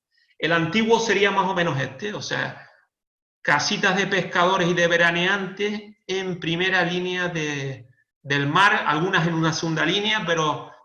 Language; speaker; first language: Spanish; native; Spanish